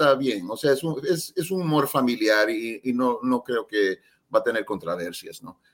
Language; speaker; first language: Spanish; early bilingual, heritage; Spanish